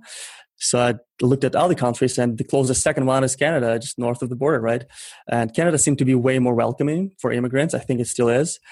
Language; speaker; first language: English; non-native, fluent; Ukrainian